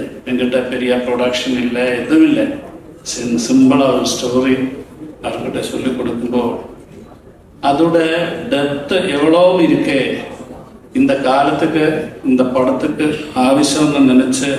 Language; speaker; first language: Tamil; non-native, learner; Malayalam